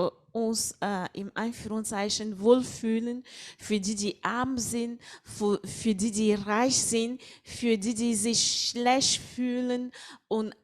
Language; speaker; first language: German; non-native, fluent; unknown